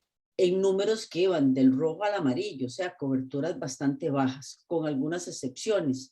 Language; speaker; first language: Spanish; native; Spanish